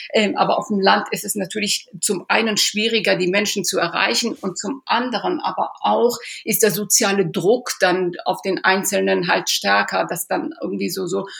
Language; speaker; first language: German; early bilingual, other home language; Persian